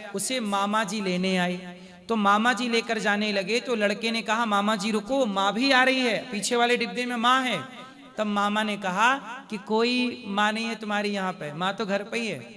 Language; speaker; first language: Hindi; native; Hindi